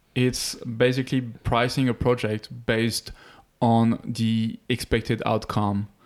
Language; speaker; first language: English; non-native, fluent; French